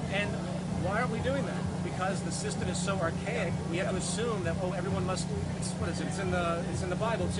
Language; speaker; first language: English; native; English